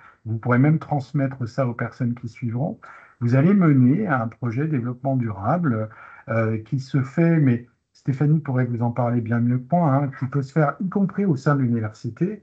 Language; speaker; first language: French; native; French